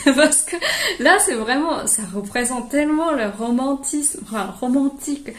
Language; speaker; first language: French; non-native, fluent; Japanese